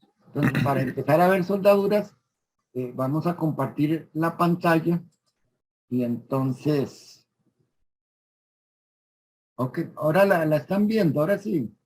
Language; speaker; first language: Spanish; native; Spanish